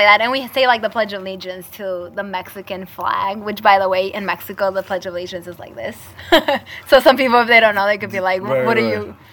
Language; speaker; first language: English; non-native, fluent; Spanish